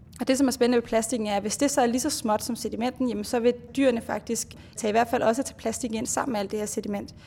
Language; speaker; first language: Danish; native; Danish